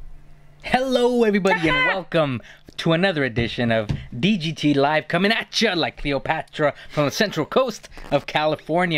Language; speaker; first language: English; native; English